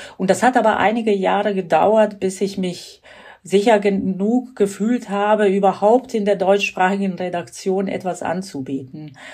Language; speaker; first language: German; non-native, fluent; Croatian